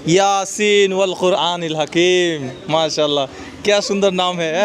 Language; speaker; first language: Hindi; non-native, learner; Bangla